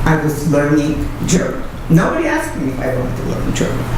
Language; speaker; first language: English; non-native, fluent; Russian